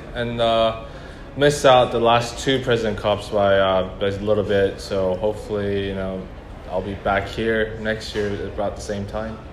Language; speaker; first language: English; early bilingual, other home language; Korean